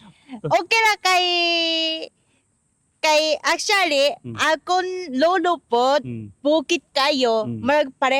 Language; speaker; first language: Cebuano; non-native, learner; Japanese